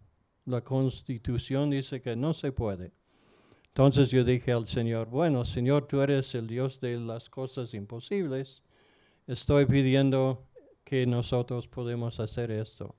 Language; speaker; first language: Spanish; non-native, fluent; English